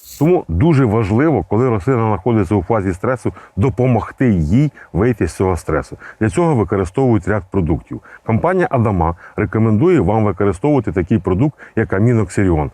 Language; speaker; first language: Ukrainian; native; Ukrainian